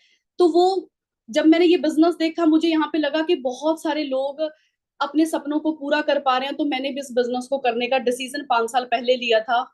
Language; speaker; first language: Hindi; non-native, local second language; Punjabi